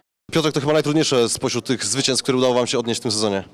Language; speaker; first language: Polish; native; Polish